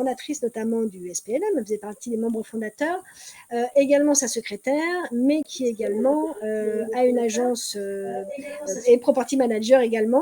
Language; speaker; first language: French; native; French